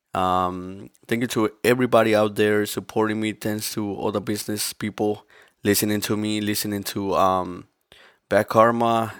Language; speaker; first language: English; early bilingual, other home language; Spanish